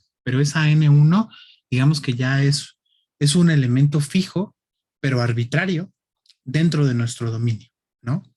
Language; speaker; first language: Spanish; native; Spanish